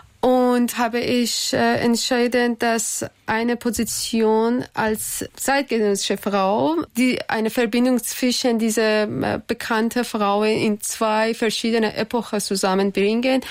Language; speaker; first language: German; non-native, learner; Persian